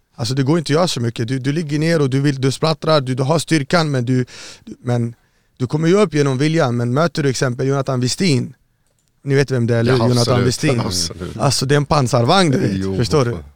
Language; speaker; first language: Swedish; native; Swedish